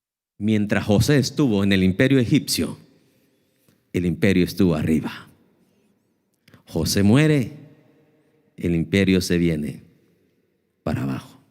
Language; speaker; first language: Spanish; native; Spanish